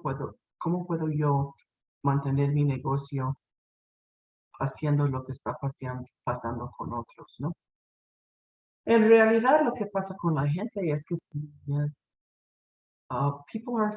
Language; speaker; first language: Spanish; non-native, fluent; English